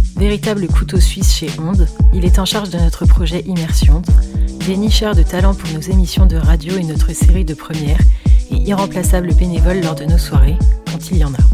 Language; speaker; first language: French; native; French